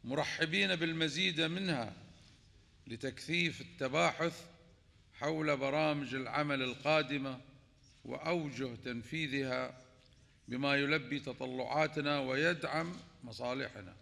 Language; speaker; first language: Arabic; native; Arabic